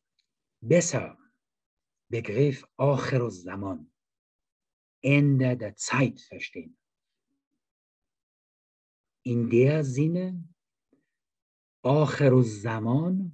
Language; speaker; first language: German; non-native, fluent; Persian